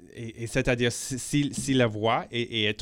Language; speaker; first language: French; non-native, local second language; English